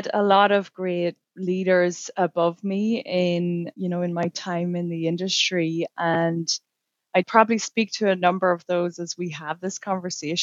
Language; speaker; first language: English; native; English